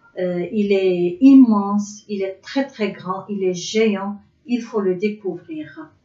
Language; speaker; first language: French; non-native, local second language; Arabic